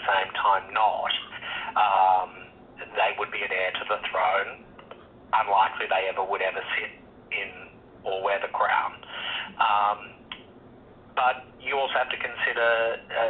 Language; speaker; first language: English; native; English